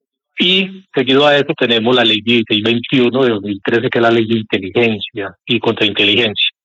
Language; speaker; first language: Spanish; native; Spanish